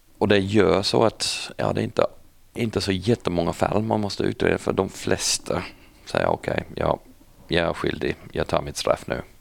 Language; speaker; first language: Swedish; non-native, fluent; English